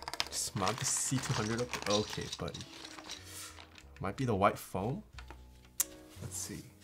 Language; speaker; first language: English; early bilingual, other home language; Korean